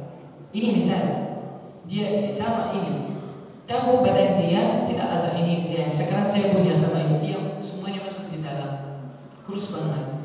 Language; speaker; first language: Indonesian; non-native, learner; Arabic